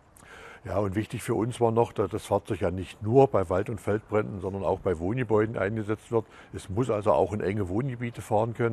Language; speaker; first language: German; native; German